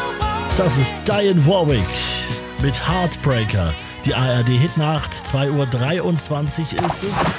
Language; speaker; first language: German; native; German